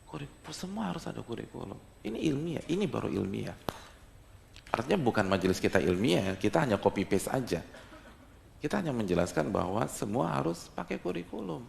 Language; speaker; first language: Indonesian; native; Indonesian